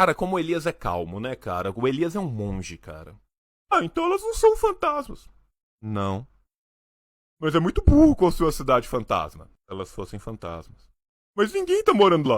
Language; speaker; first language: Portuguese; native; Portuguese